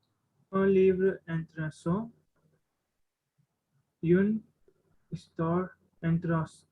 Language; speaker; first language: French; non-native, learner; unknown